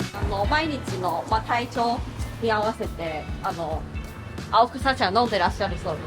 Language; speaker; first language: Japanese; non-native, local second language; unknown